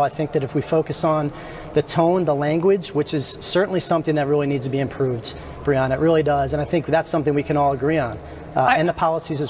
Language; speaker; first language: English; native; English